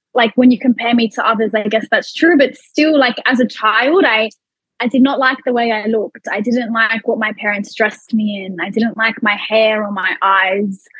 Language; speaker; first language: English; early bilingual, other home language; Arabic